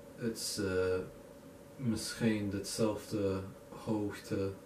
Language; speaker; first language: Dutch; non-native, learner; English